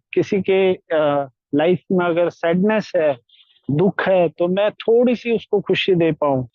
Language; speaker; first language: Hindi; non-native, local second language; Marathi